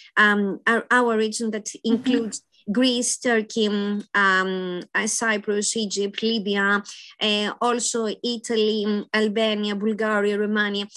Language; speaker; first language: English; non-native, fluent; Greek